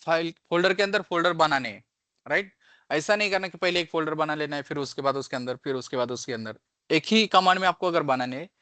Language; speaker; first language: Hindi; non-native, local second language; Marathi